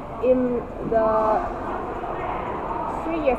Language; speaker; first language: English; non-native, learner; Chinese